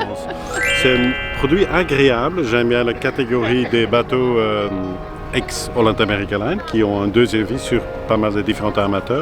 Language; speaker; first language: French; non-native, fluent; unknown